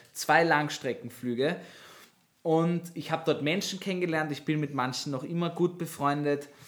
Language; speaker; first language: German; native; German